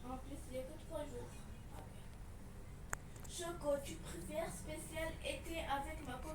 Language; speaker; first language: French; native; French